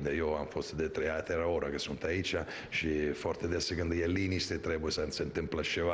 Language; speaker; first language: Romanian; non-native, fluent; Italian